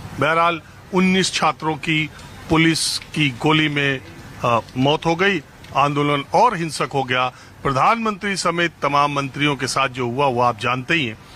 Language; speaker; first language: Hindi; native; Hindi